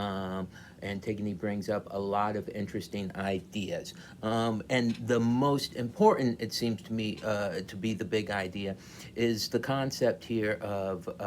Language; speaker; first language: English; native; English